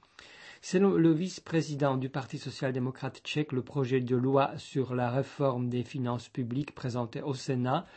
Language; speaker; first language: French; native; French